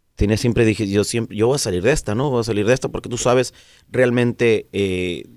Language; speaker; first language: Spanish; native; Spanish